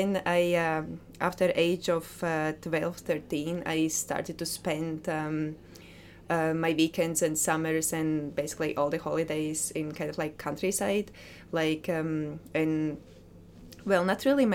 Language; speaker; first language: English; non-native, fluent; Latvian